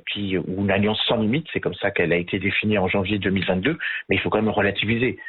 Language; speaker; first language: French; native; French